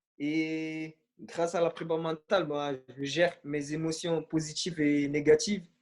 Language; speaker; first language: French; non-native, local second language; Bambara